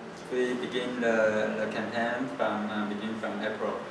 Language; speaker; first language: English; non-native, fluent; Chinese